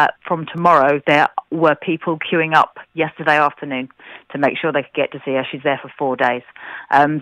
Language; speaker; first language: English; native; English